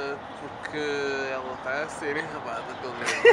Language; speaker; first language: Portuguese; native; Portuguese